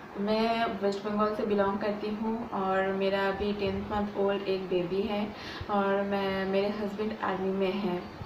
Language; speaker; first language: Hindi; non-native, local second language; Bangla